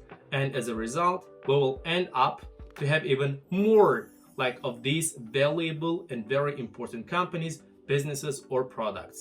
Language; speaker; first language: English; non-native, fluent; Tajik